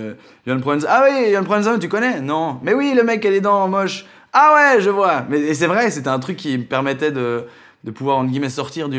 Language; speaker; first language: French; native; French